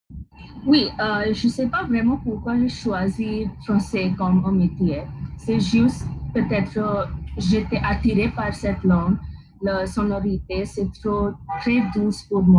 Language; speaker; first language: French; non-native, learner; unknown